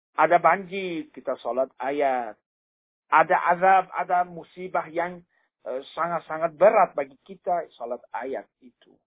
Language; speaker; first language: Indonesian; non-native, fluent; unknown